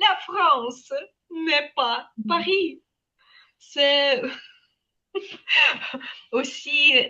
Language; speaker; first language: French; non-native, fluent; Ukrainian